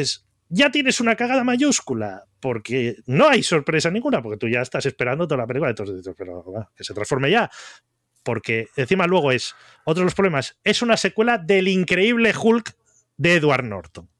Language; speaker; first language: Spanish; native; Spanish